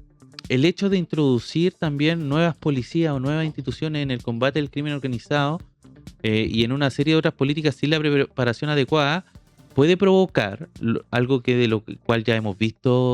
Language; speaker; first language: Spanish; native; Spanish